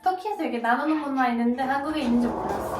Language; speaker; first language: Korean; non-native, learner; Turkish